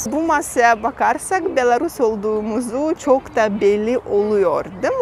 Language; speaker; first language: Turkish; non-native, fluent; Russian